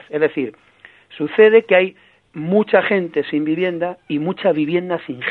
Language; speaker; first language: Spanish; native; Spanish